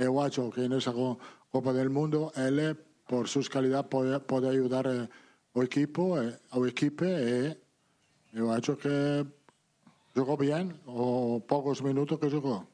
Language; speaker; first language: Portuguese; non-native, learner; Italian